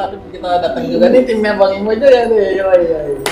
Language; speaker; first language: Indonesian; native; Indonesian